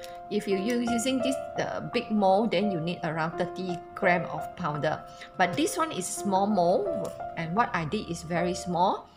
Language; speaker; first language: English; non-native, local second language; Chinese